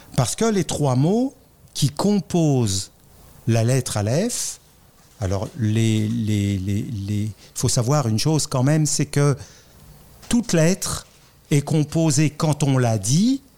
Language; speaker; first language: French; native; French